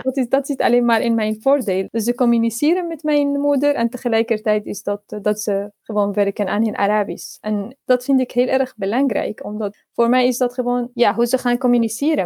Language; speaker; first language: Dutch; non-native, fluent; Arabic